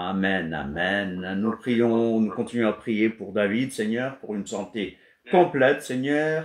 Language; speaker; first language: French; non-native, fluent; Kabuverdianu